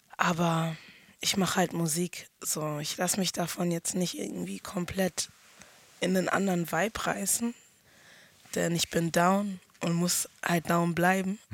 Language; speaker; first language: German; early bilingual, other home language; Akan